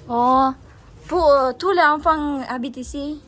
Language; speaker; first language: French; non-native, learner; Kazakh